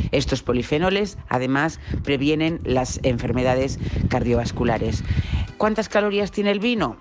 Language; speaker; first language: Spanish; native; Spanish